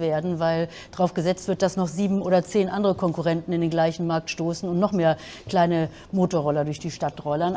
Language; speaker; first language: German; native; German